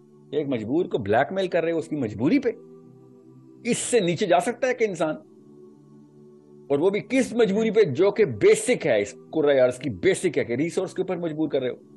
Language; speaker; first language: Urdu; non-native, local second language; Punjabi